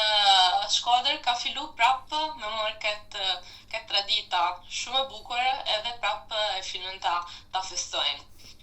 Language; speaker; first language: Albanian; non-native, fluent; Italian